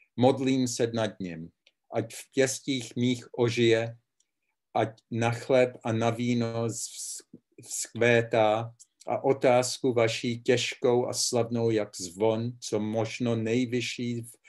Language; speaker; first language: Czech; early bilingual, heritage; Czech